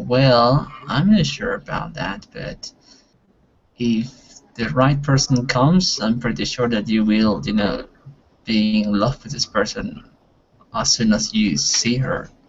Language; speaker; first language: English; non-native, fluent; Spanish